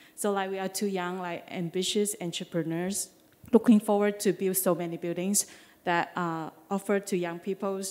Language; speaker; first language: English; non-native, fluent; Chinese